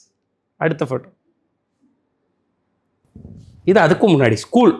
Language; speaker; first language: Tamil; native; Tamil